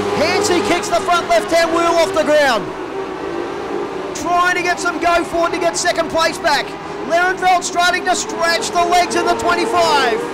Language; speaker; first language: English; native; English